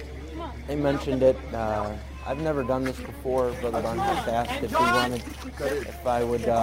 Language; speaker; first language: English; native; English